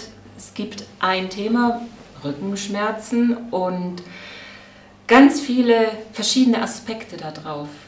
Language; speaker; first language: German; native; German